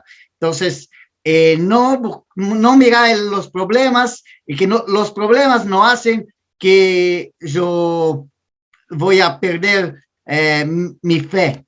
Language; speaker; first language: Spanish; non-native, learner; Portuguese